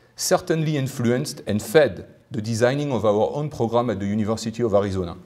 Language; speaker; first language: English; non-native, fluent; French